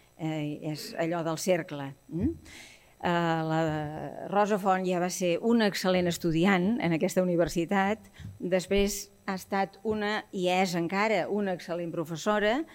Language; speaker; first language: Catalan; native; Catalan